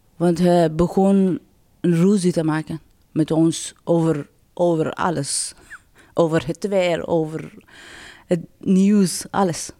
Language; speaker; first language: Dutch; non-native, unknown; Persian